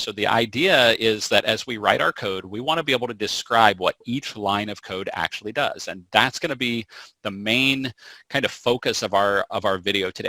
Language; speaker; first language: English; native; English